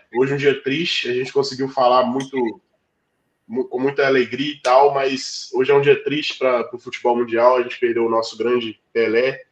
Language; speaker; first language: Portuguese; native; Portuguese